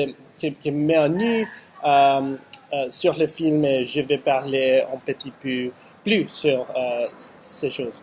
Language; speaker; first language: French; non-native, learner; English